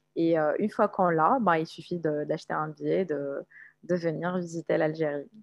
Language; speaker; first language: French; non-native, local second language; Arabic